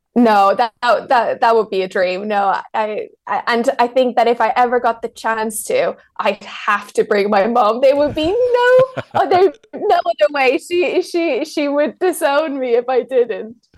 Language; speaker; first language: English; early bilingual, other home language; Spanish